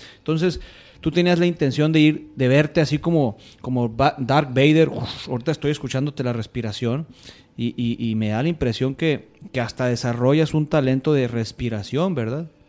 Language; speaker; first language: Spanish; native; Spanish